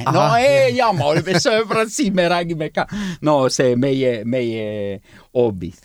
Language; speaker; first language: Estonian; non-native, learner; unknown